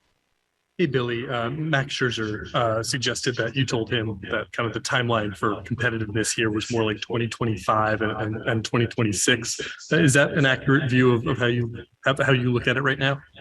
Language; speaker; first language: English; native; English